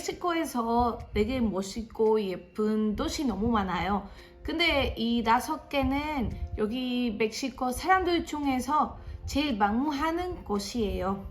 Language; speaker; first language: Korean; non-native, fluent; Spanish